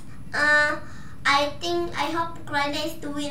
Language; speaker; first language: English; non-native, learner; Indonesian